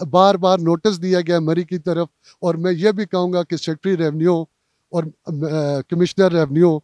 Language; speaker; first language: Urdu; non-native, local second language; Punjabi